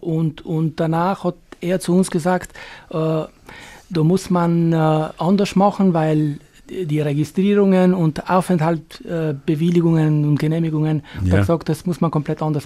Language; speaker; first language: German; non-native, fluent; Albanian